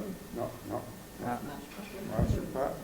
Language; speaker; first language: French; non-native, fluent; Italian